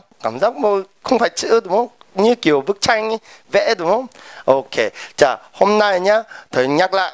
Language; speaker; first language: Vietnamese; non-native, fluent; Korean